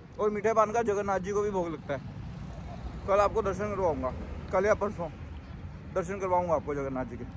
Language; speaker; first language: Hindi; native; Hindi